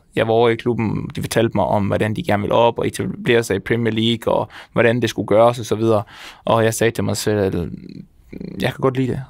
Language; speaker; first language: Danish; native; Danish